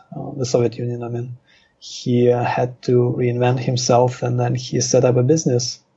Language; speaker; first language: English; non-native, fluent; Russian